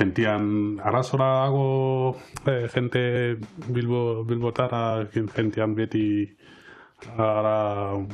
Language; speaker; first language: Basque; non-native, local second language; Spanish